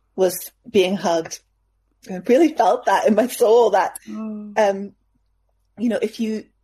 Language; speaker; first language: English; native; English